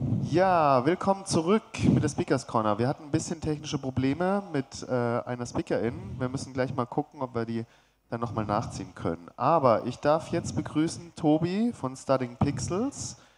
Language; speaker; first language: German; native; German